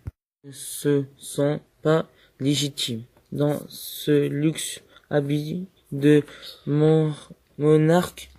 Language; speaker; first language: French; native; French